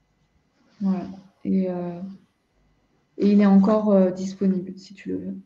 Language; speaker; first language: French; native; French